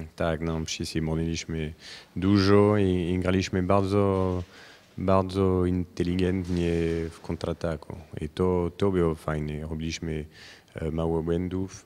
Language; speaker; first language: Polish; non-native, learner; French